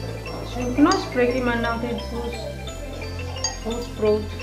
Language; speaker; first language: German; non-native, learner; Filipino